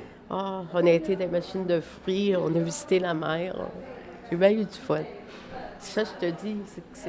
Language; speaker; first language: French; native; French